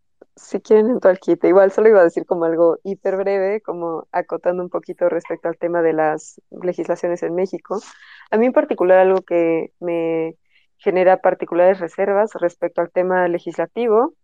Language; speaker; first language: Spanish; native; Spanish